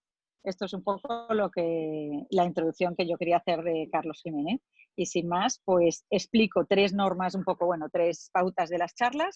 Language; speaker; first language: Spanish; native; Spanish